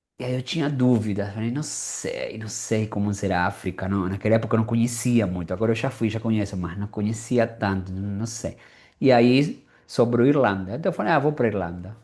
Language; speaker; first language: Portuguese; non-native, fluent; Spanish